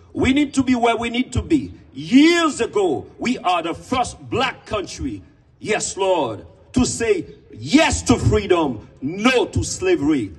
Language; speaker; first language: English; non-native, fluent; Haitian Creole